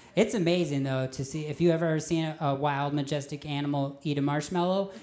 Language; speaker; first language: English; native; English